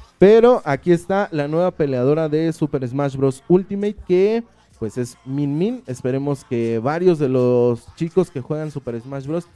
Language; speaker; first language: Spanish; native; Spanish